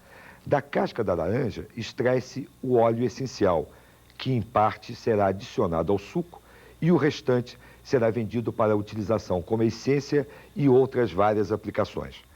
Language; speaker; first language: Portuguese; native; Portuguese